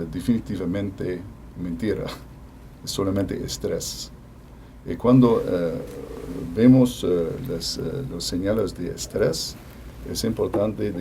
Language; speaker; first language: Spanish; non-native, fluent; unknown